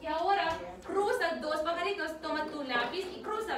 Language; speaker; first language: Spanish; early bilingual, heritage; Spanish